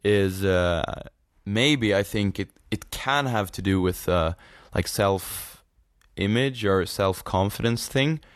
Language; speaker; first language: English; non-native, fluent; Swedish